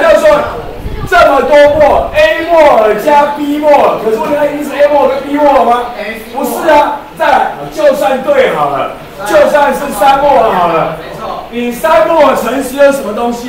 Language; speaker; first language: Chinese; native; Chinese